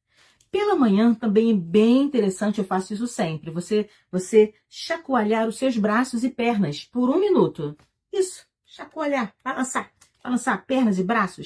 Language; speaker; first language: Portuguese; native; Portuguese